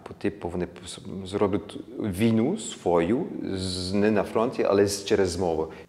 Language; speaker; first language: Ukrainian; early bilingual, heritage; Ukrainian